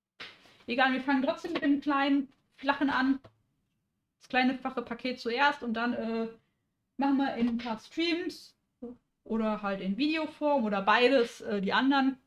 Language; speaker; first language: German; native; German